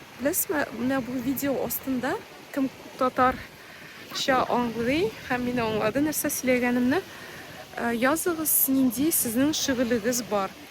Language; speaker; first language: Tatar; non-native, local second language; Russian